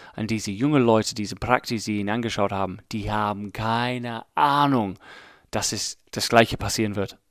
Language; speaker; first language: German; non-native, fluent; English